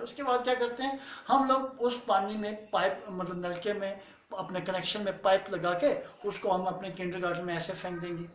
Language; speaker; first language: Hindi; native; Hindi